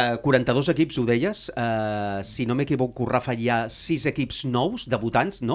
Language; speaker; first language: Catalan; native; Catalan